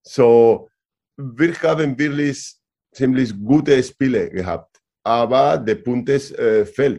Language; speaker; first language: German; non-native, learner; Spanish